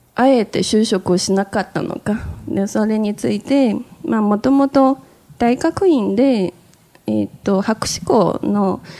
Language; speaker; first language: Japanese; non-native, fluent; Chinese